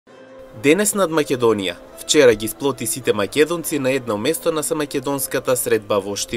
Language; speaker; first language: Macedonian; native; Macedonian